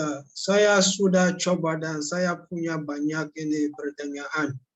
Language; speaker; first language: Indonesian; non-native, learner; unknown